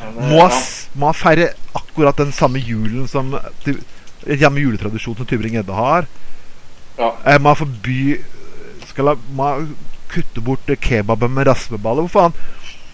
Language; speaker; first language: Norwegian; native; Norwegian